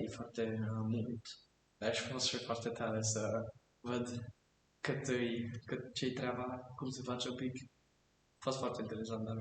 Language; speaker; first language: Romanian; early bilingual, heritage; German